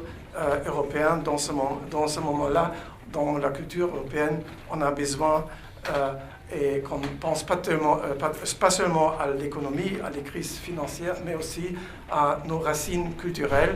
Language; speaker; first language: French; non-native, fluent; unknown